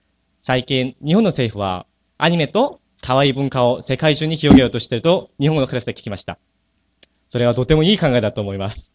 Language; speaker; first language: Japanese; non-native, fluent; Korean